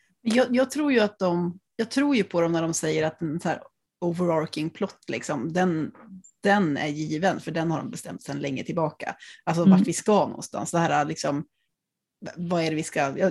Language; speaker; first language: Swedish; native; Swedish